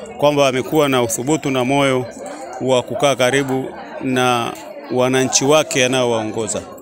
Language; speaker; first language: Swahili; native; Swahili